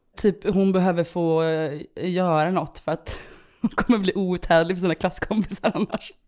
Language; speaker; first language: Swedish; early bilingual, other home language; Romanian